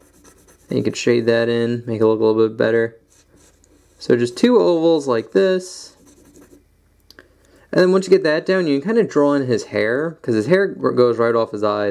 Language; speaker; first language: English; native; English